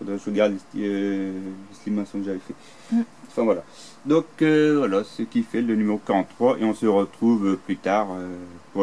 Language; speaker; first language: French; native; French